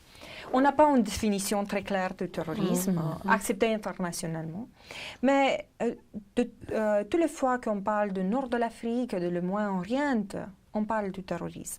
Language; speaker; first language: French; non-native, fluent; Romanian